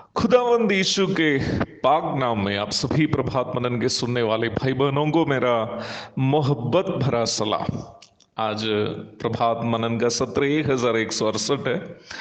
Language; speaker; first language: Hindi; non-native, local second language; Malayalam